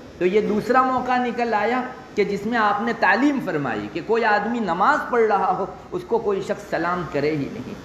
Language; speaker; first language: Urdu; non-native, local second language; Gujarati